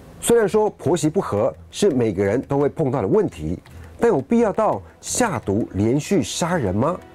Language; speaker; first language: Chinese; native; Chinese